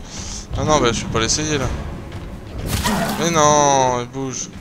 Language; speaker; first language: French; native; French